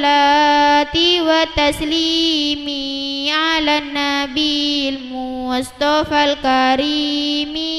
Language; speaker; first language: Arabic; non-native, learner; Indonesian